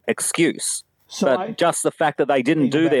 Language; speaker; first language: English; native; English